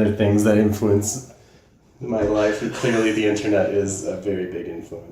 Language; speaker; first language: English; native; English